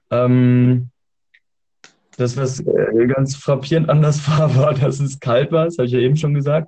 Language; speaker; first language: German; native; German